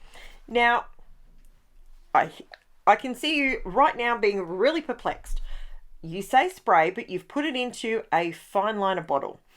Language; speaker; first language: English; native; English